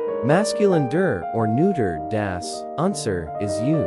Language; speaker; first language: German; non-native, learner; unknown